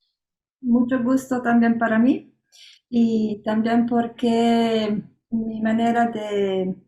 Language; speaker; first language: Spanish; non-native, learner; Italian